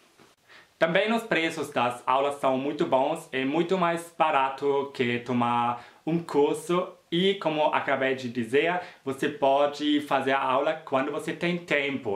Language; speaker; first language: Portuguese; non-native, fluent; German